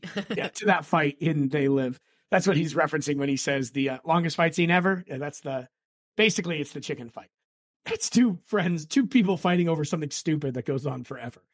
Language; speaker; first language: English; native; English